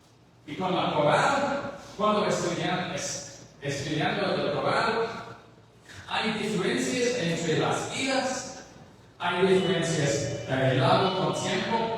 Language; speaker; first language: Spanish; non-native, learner; English